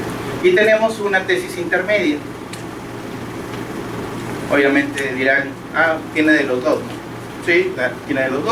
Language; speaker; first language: Spanish; native; Spanish